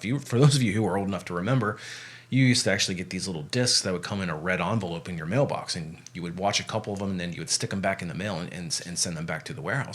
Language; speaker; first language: English; native; English